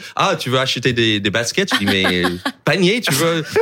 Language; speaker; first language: French; non-native, fluent; English